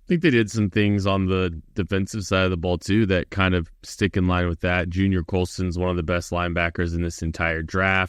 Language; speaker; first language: English; native; English